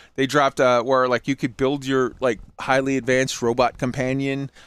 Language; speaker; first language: English; native; English